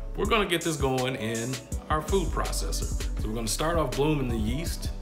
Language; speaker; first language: English; native; English